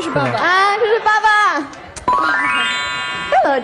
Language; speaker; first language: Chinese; non-native, fluent; English